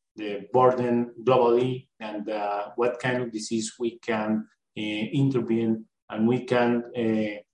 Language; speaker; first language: English; non-native, learner; Spanish